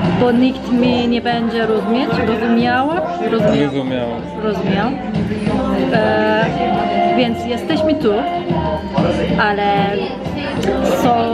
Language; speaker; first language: Polish; non-native, learner; Turkish